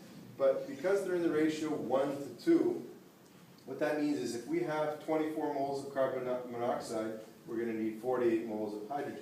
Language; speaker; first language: English; native; English